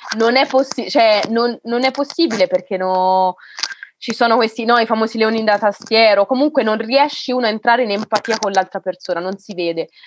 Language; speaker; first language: Italian; native; Italian